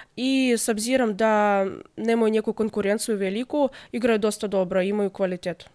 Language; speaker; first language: Serbian; non-native, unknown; Russian